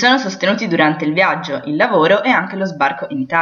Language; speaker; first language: Italian; native; Italian